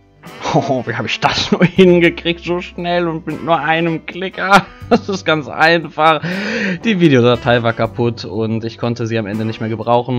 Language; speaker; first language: German; native; German